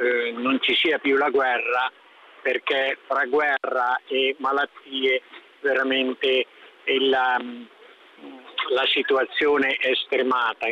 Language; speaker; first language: Italian; non-native, fluent; Swahili